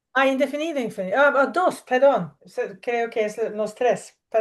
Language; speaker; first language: Spanish; non-native, learner; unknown